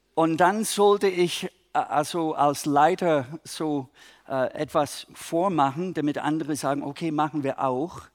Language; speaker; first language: German; non-native, fluent; English